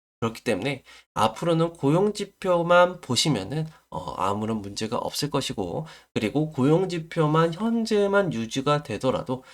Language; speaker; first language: Korean; native; Korean